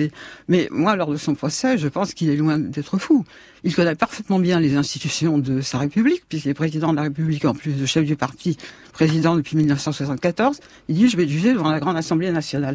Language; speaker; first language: French; native; French